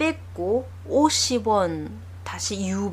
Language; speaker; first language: Korean; non-native, learner; Chinese